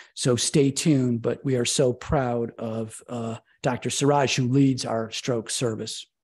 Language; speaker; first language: English; native; English